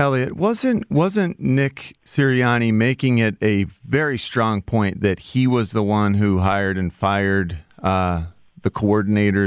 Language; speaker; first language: English; native; English